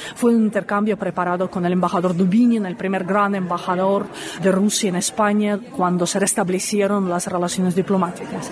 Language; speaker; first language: Spanish; non-native, fluent; Russian